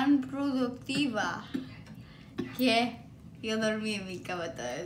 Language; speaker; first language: Spanish; early bilingual, heritage; Spanish